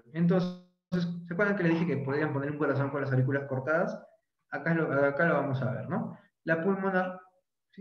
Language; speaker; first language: Spanish; native; Spanish